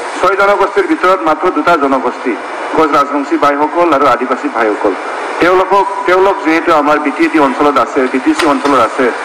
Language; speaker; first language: Assamese; non-native, local second language; Bodo